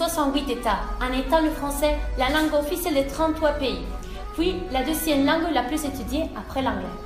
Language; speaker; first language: French; non-native, learner; Spanish